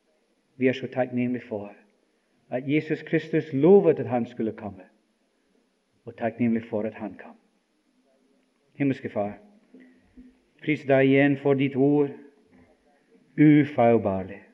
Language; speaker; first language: Norwegian; non-native, fluent; English